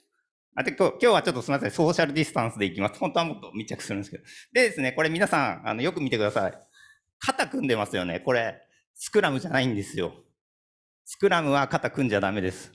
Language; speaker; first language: Japanese; native; Japanese